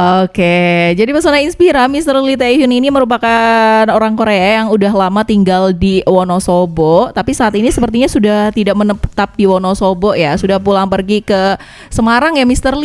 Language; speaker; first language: Indonesian; native; Indonesian